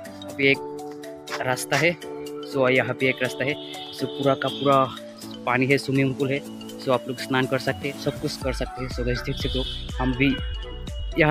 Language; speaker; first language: Hindi; non-native, local second language; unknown